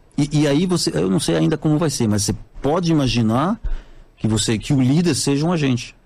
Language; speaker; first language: Portuguese; non-native, fluent; French